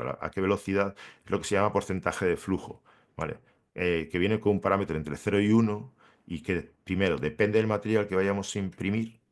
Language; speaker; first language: Spanish; native; Spanish